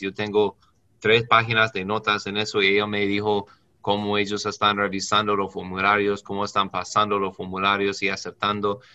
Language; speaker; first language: Spanish; non-native, learner; English